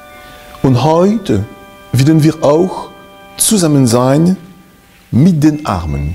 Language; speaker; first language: German; non-native, local second language; French